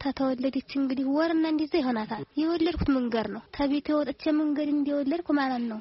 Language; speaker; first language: Amharic; native; Amharic